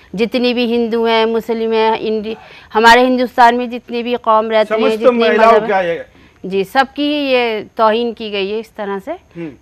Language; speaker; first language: Hindi; native; Hindi